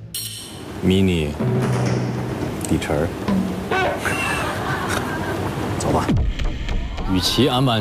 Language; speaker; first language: Chinese; native; Chinese